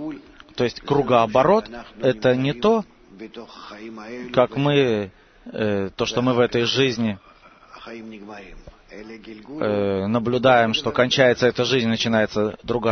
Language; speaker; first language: Russian; native; Russian